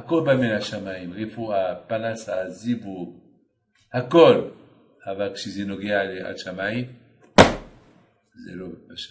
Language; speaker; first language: Hebrew; non-native, fluent; French